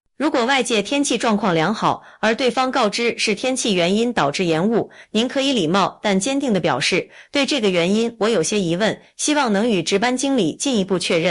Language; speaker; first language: Chinese; native; Chinese